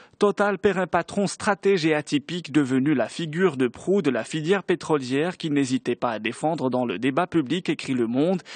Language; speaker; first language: French; non-native, local second language; Arabic